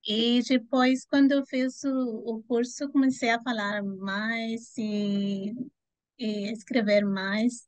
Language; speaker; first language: Portuguese; non-native, fluent; Spanish